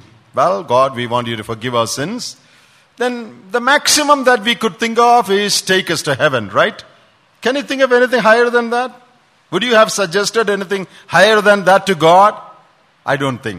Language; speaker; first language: English; non-native, local second language; Malayalam